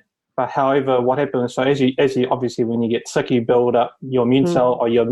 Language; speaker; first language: English; native; English